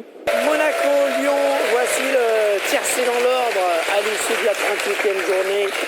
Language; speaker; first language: French; native; French